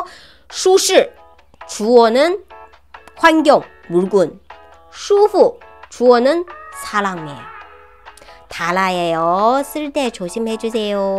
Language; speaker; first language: Korean; non-native, fluent; Chinese